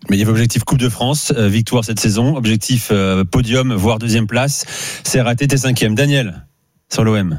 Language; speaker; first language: French; native; French